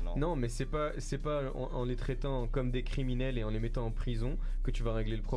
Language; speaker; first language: French; native; French